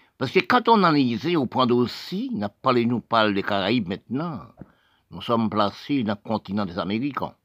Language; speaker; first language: French; non-native, local second language; Haitian Creole